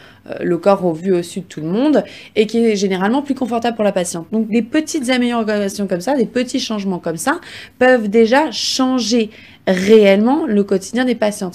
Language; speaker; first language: French; native; French